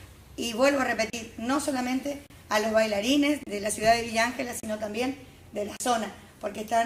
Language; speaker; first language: Spanish; native; Spanish